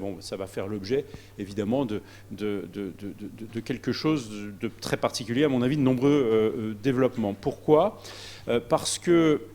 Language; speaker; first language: French; native; French